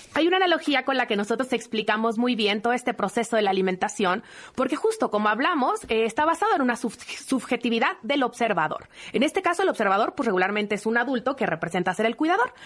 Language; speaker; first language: Spanish; native; Spanish